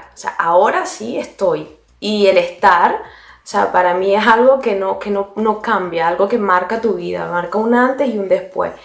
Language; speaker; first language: Spanish; native; Spanish